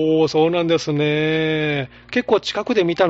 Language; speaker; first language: Japanese; native; Japanese